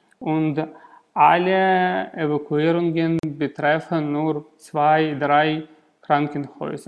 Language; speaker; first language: German; non-native, learner; Russian